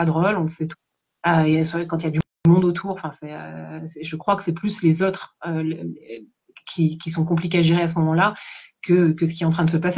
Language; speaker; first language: French; native; French